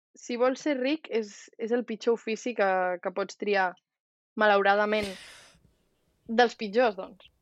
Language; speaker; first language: Catalan; native; Catalan